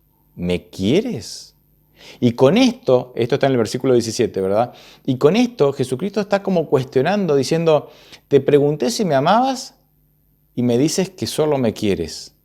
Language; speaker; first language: Spanish; native; Spanish